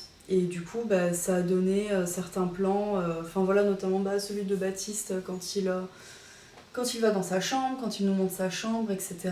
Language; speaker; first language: French; native; French